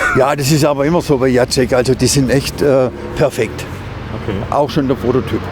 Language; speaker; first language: German; native; German